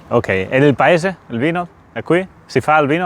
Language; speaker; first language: Italian; non-native, learner; Catalan